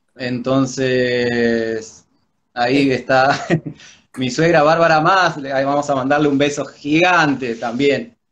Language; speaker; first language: Spanish; native; Spanish